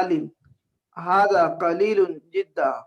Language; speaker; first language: Arabic; non-native, learner; Urdu